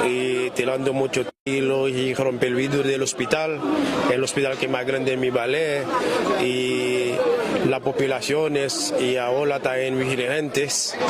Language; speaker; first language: Spanish; non-native, learner; Haitian Creole